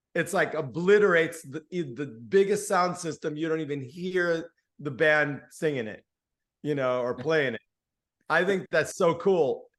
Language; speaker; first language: English; early bilingual, other home language; Spanish